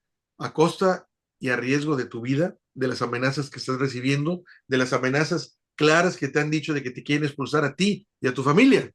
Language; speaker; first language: Spanish; native; Spanish